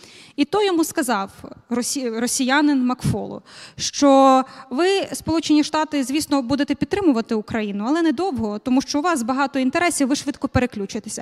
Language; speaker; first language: Ukrainian; native; Ukrainian